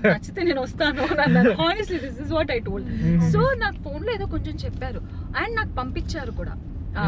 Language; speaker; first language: Telugu; native; Telugu